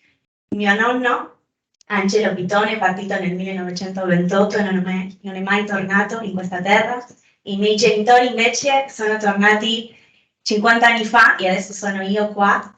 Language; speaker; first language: Italian; non-native, fluent; Spanish